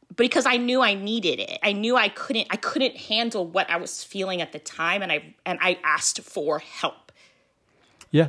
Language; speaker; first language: English; early bilingual, other home language; Filipino